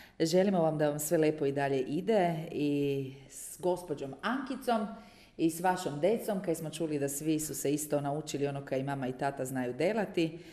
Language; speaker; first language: Croatian; native; Croatian